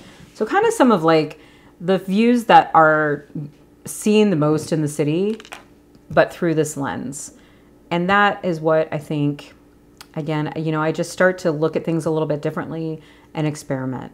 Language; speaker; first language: English; native; English